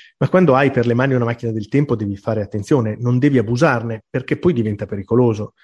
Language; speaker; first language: Italian; native; Italian